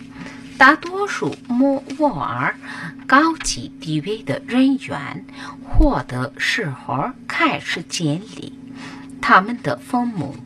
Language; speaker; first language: Chinese; non-native, fluent; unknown